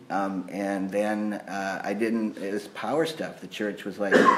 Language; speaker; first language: English; native; English